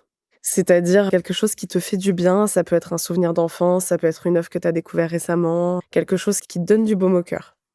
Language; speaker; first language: French; native; French